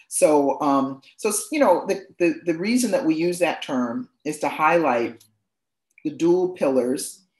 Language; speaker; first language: English; native; English